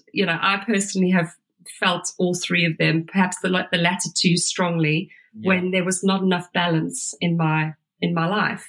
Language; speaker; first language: English; native; English